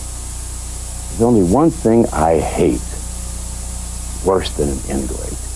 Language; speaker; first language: English; native; English